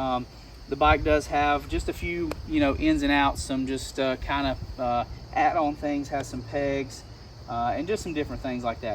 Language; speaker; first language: English; native; English